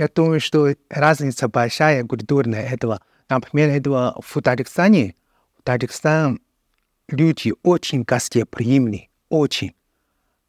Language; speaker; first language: Russian; non-native, learner; Chinese